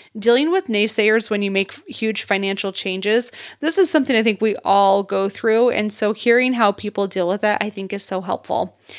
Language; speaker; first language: English; native; English